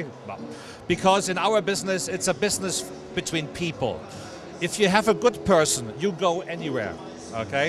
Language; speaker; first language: English; non-native, fluent; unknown